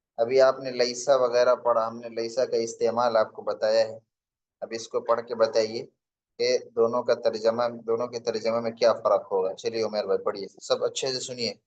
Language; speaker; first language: Urdu; native; Urdu